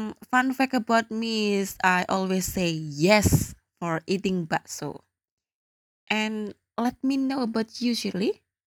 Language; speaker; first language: English; non-native, learner; Indonesian